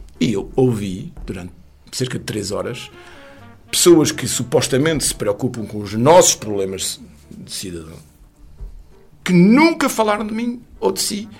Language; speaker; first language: Portuguese; early bilingual, heritage; French